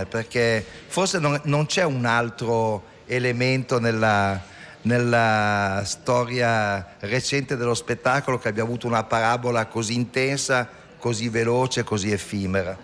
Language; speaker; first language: Italian; native; Italian